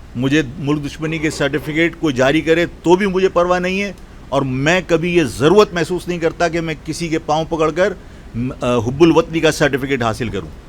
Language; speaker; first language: Urdu; native; Urdu